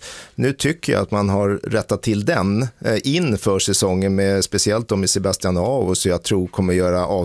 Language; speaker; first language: Swedish; native; Swedish